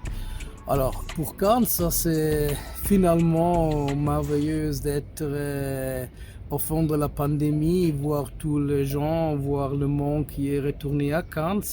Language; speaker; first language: French; non-native, fluent; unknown